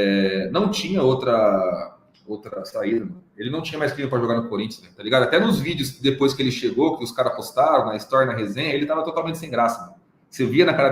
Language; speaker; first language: Portuguese; native; Portuguese